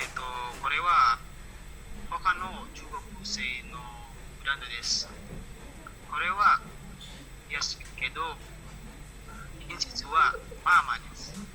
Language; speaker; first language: Japanese; non-native, learner; Indonesian